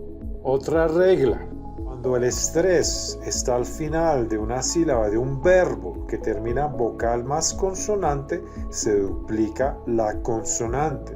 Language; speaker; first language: Spanish; non-native, fluent; English